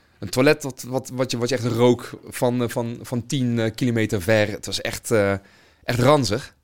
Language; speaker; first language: Dutch; native; Dutch